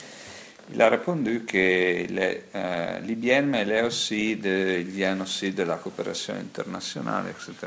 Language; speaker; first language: French; non-native, fluent; Italian